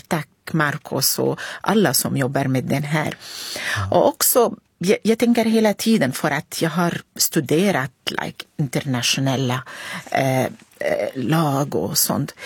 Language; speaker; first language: Swedish; non-native, fluent; Arabic